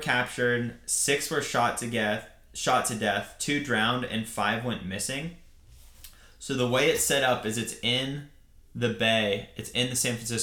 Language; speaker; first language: English; native; English